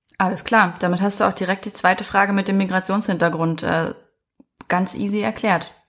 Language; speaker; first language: German; native; German